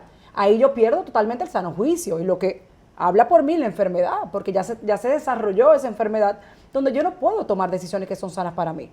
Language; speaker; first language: Spanish; native; Spanish